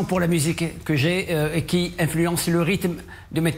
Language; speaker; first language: French; non-native, local second language; Arabic